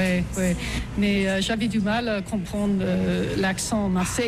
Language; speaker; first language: French; non-native, fluent; English